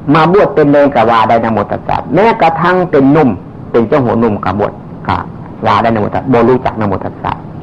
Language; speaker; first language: Thai; native; Thai